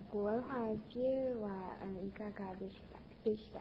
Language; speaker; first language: Japanese; non-native, learner; Chinese